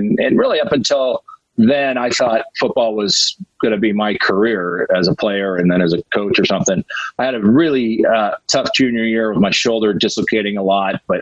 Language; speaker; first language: English; native; English